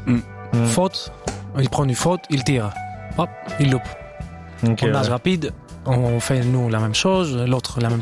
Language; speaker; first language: French; non-native, fluent; Greek